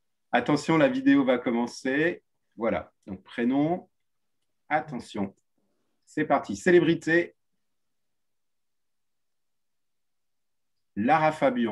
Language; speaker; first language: French; native; French